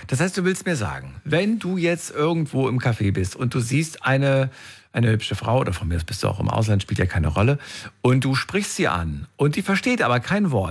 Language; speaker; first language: German; native; German